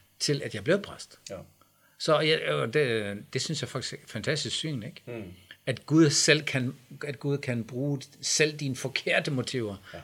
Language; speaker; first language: Danish; native; Danish